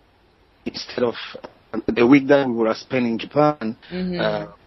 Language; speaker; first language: English; non-native, local second language; French